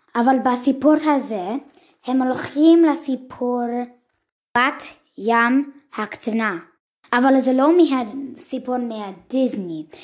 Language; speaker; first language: Hebrew; early bilingual, other home language; English